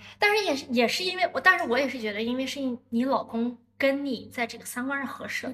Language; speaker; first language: Chinese; native; Chinese